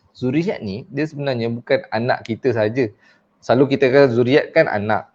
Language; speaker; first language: Malay; native; Malay